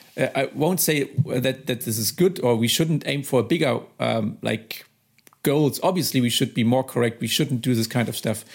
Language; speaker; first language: English; non-native, fluent; German